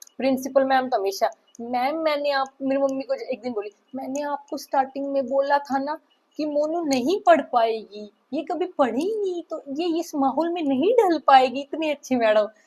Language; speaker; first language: Hindi; native; Hindi